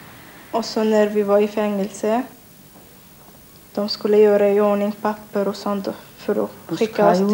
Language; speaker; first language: Swedish; non-native, learner; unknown